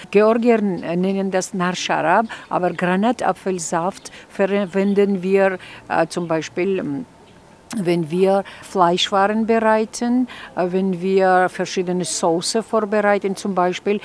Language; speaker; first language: German; non-native, fluent; Georgian